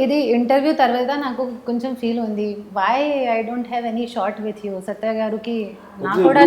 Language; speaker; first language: Telugu; non-native, learner; Hindi